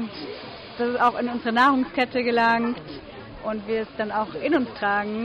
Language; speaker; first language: German; non-native, fluent; French